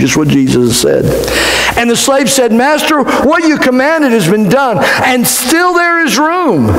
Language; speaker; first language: English; native; English